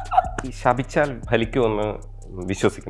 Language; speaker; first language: Malayalam; native; Malayalam